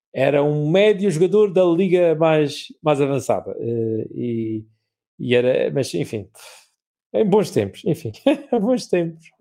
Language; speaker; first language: Portuguese; native; Portuguese